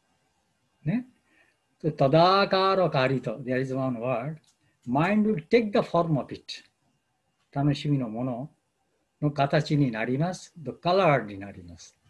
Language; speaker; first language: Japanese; non-native, fluent; Bangla